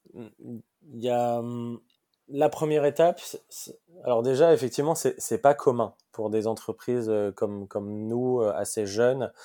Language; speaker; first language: French; native; French